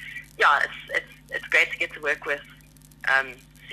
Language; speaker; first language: English; native; English